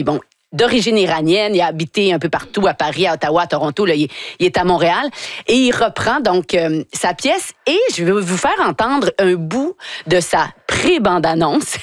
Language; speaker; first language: French; native; French